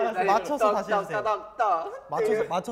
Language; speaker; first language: Korean; native; Korean